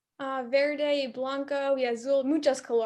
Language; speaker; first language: Spanish; non-native, learner; English